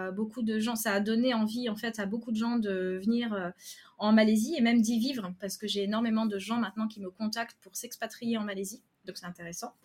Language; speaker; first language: French; native; French